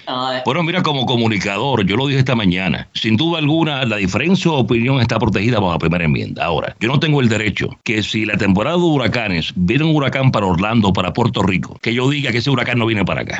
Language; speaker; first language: Spanish; native; Spanish